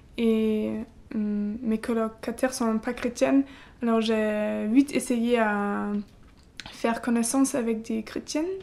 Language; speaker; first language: French; non-native, learner; German